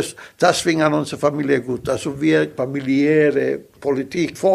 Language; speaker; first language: German; non-native, local second language; Italian